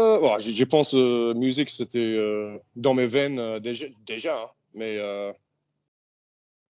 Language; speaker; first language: French; non-native, learner; English